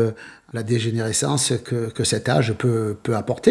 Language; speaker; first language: French; native; French